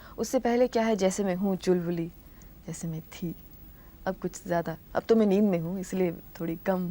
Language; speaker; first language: Hindi; non-native, local second language; Telugu